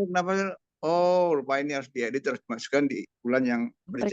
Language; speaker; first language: Indonesian; native; Indonesian